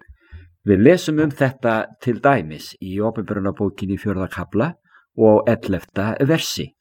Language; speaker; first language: Icelandic; native; Icelandic